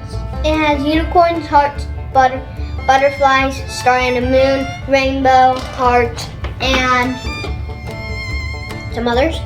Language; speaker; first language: English; native; English